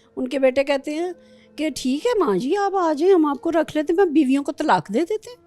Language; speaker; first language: Urdu; non-native, local second language; Pashto